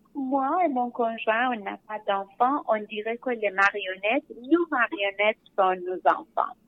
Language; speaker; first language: French; non-native, learner; Persian